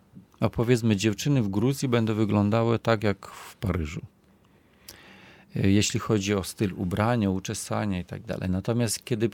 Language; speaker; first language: Polish; non-native, fluent; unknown